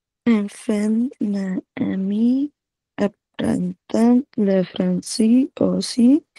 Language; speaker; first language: French; non-native, learner; Punjabi